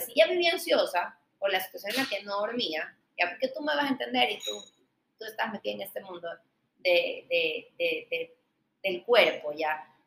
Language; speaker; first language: Spanish; native; Spanish